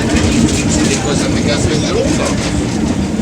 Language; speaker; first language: French; native; French